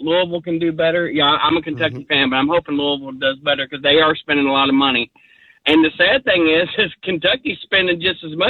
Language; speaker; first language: English; native; English